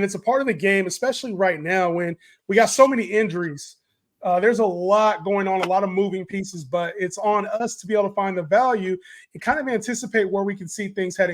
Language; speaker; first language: English; native; English